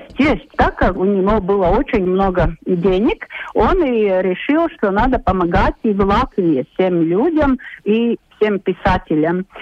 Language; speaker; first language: Russian; non-native, local second language; Latvian